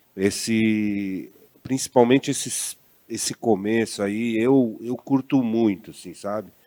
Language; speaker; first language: Portuguese; native; Portuguese